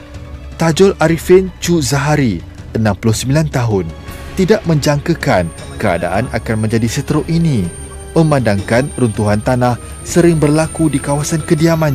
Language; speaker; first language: Malay; native; Malay